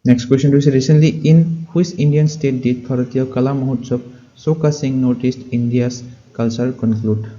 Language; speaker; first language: English; non-native, local second language; Assamese